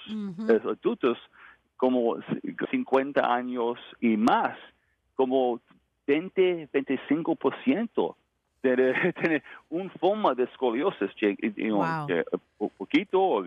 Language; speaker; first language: Spanish; non-native, learner; English